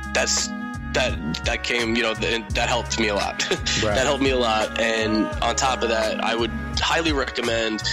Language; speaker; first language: English; native; English